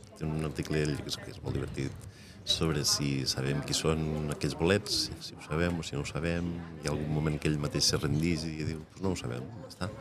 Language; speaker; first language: Catalan; native; Catalan